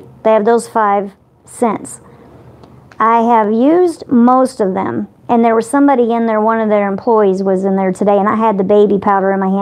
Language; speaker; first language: English; native; English